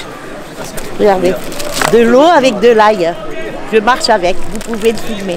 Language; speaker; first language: French; native; French